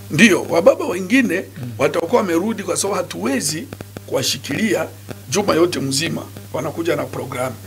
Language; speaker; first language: Swahili; non-native, local second language; Nande